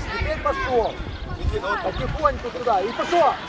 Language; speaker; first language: Russian; native; Russian